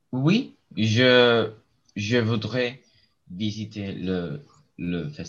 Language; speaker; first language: French; non-native, learner; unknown